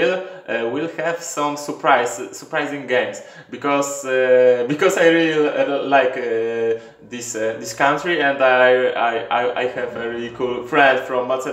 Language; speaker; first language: English; non-native, learner; Polish